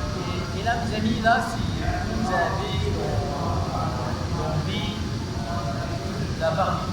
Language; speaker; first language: French; non-native, learner; Arabic